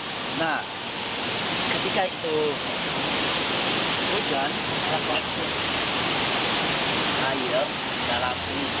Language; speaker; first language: Indonesian; non-native, learner; English